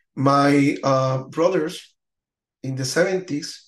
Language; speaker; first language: English; non-native, learner; Spanish